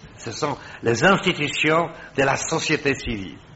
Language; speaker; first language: French; non-native, fluent; Polish